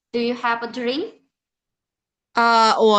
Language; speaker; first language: English; non-native, learner; Indonesian